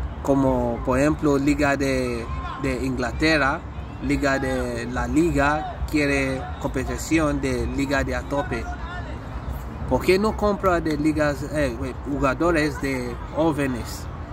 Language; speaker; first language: Spanish; non-native, learner; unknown